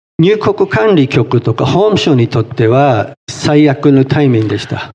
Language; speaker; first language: Japanese; non-native, fluent; English